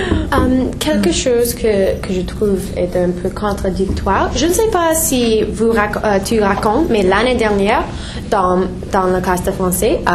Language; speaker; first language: French; non-native, learner; English